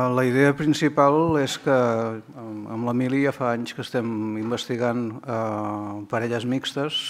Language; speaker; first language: Catalan; native; Catalan